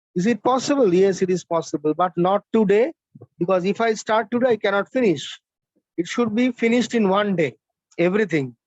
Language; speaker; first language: English; non-native, local second language; Bangla